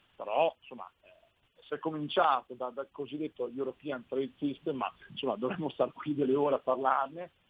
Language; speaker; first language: Italian; native; Italian